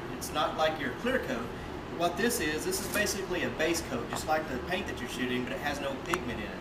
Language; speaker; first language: English; native; English